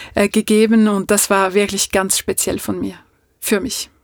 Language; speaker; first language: German; non-native, fluent; French